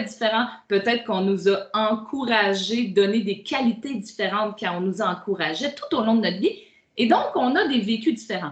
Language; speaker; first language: French; native; French